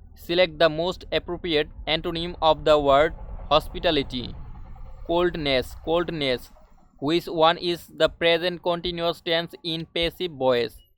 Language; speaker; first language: English; non-native, local second language; Bangla